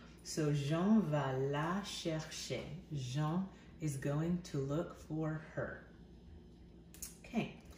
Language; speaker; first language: English; native; English